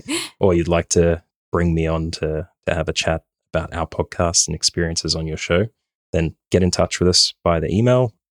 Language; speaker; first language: English; native; English